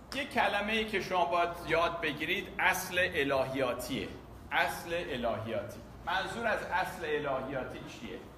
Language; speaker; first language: Persian; non-native, local second language; Armenian